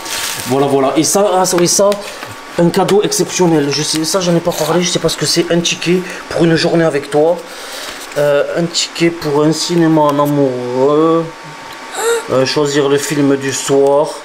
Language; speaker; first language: French; native; French